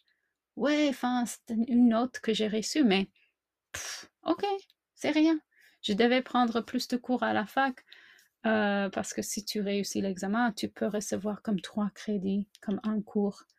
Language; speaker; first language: French; non-native, fluent; English